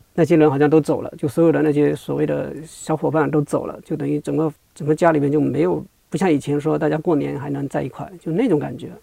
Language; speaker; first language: Chinese; native; Chinese